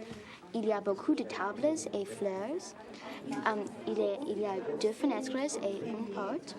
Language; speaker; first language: French; non-native, learner; English